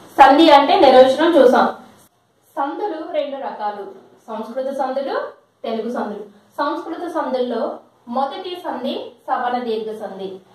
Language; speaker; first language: Telugu; non-native, local second language; Lambadi